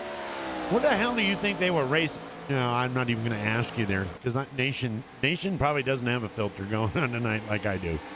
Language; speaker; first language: English; native; English